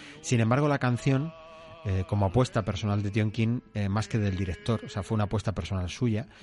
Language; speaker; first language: Spanish; native; Spanish